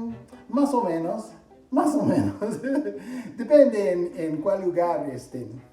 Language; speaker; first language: Spanish; non-native, fluent; English